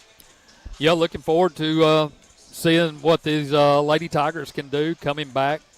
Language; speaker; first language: English; native; English